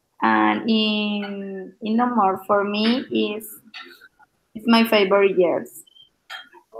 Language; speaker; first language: English; non-native, learner; Spanish